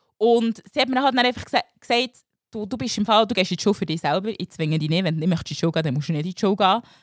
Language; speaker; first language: German; early bilingual, other home language; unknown